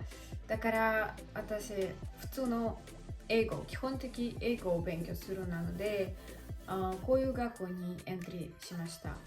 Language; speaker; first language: Japanese; non-native, learner; Russian